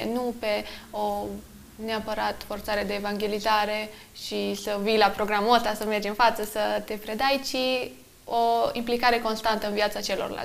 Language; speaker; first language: Romanian; native; Romanian